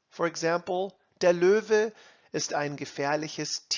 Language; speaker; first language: German; non-native, fluent; English